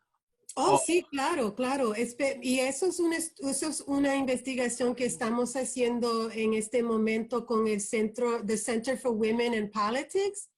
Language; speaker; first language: Spanish; early bilingual, heritage; Spanish